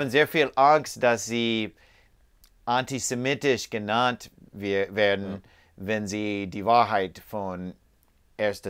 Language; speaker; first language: German; non-native, fluent; English